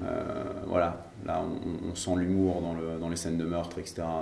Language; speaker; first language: French; native; French